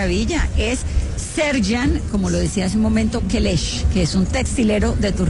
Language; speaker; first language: Spanish; native; Spanish